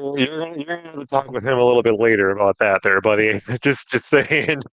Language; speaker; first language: English; native; English